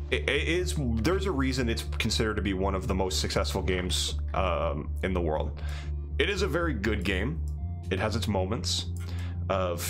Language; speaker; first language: English; native; English